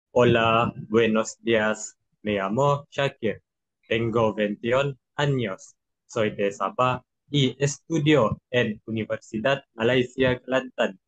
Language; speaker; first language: Spanish; non-native, learner; Malay